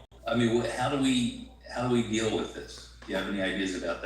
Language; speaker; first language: English; native; English